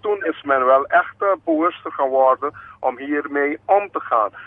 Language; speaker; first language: Dutch; non-native, local second language; Papiamento